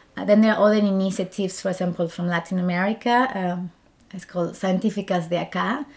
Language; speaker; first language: English; non-native, fluent; Spanish